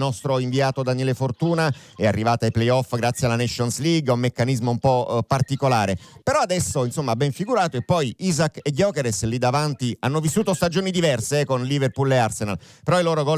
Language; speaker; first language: Italian; native; Italian